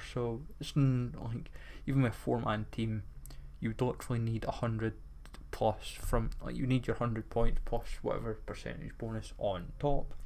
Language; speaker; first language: English; native; English